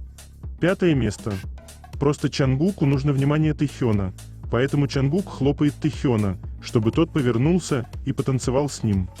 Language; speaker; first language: Russian; native; Russian